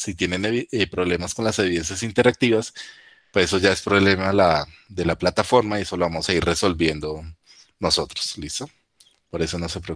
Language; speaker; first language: Spanish; native; Spanish